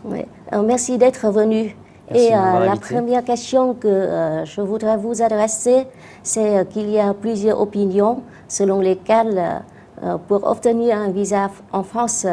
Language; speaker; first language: French; non-native, fluent; Vietnamese